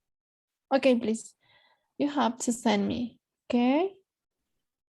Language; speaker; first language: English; non-native, fluent; Spanish